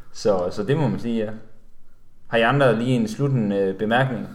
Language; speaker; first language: Danish; native; Danish